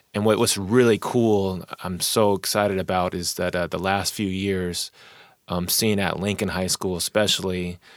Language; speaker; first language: English; native; English